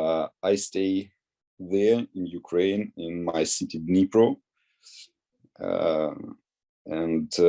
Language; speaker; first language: English; non-native, learner; Ukrainian